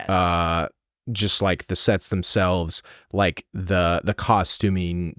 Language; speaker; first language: English; native; English